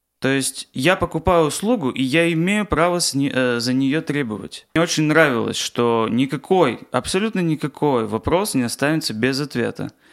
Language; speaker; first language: Russian; native; Russian